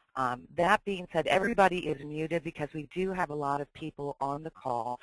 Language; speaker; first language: English; native; English